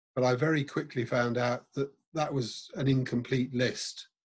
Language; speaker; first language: English; native; English